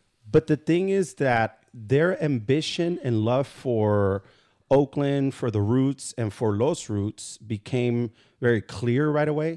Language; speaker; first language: English; early bilingual, other home language; Spanish